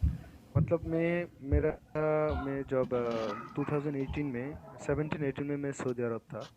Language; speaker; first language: Hindi; non-native, learner; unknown